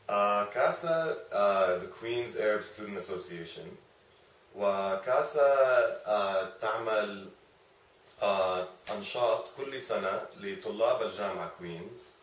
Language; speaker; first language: Arabic; early bilingual, other home language; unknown